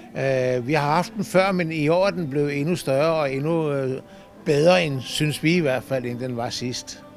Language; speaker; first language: Danish; native; Danish